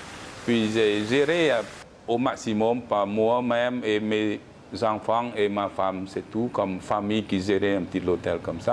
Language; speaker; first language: French; non-native, learner; Khmer